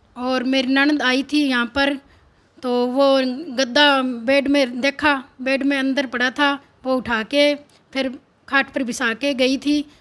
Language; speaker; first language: Hindi; native; Hindi